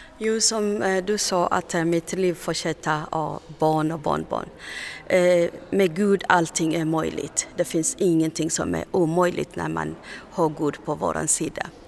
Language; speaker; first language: Swedish; non-native, learner; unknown